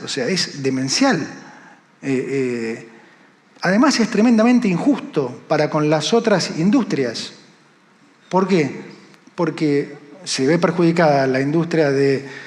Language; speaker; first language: Spanish; native; Spanish